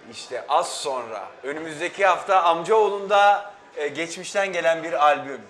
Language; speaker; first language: Turkish; native; Turkish